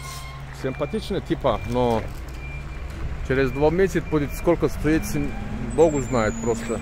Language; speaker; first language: Russian; non-native, learner; Turkish